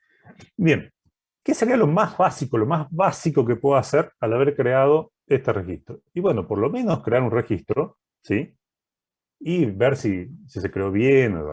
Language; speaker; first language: Spanish; native; Spanish